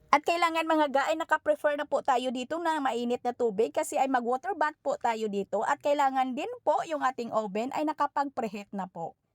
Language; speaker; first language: Filipino; non-native, local second language; Cebuano